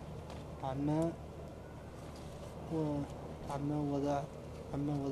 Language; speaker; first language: Arabic; non-native, learner; French